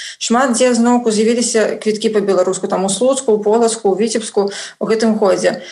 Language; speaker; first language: Belarusian; non-native, local second language; Russian